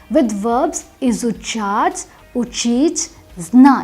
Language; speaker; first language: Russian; non-native, fluent; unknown